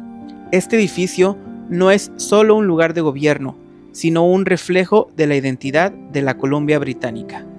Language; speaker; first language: Spanish; native; Spanish